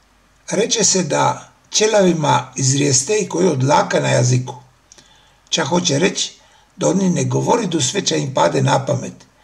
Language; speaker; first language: Serbian; native; Serbian